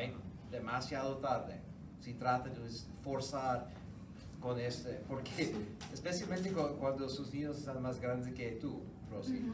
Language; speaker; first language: Spanish; non-native, fluent; English